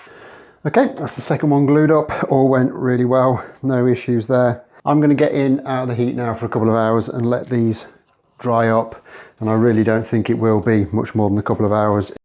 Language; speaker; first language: English; native; English